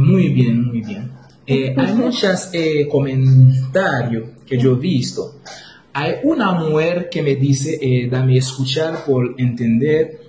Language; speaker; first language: Spanish; non-native, learner; Haitian Creole